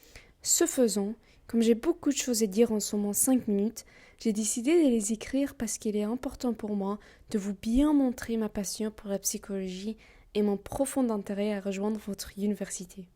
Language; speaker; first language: French; non-native, learner; Arabic